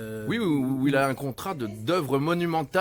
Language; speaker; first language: French; native; French